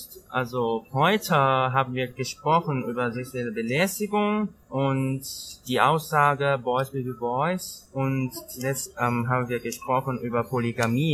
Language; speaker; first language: German; non-native, learner; Thai